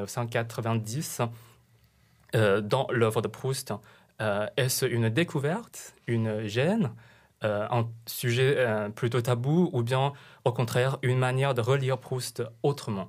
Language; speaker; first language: French; non-native, fluent; Chinese